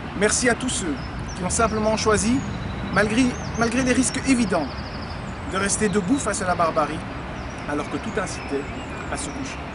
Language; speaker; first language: French; native; French